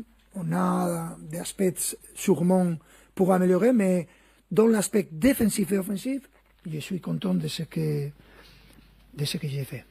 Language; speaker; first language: French; non-native, fluent; Spanish